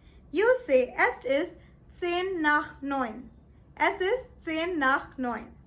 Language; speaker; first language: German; non-native, fluent; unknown